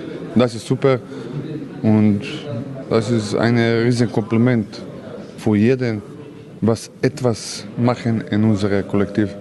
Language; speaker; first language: German; non-native, learner; Croatian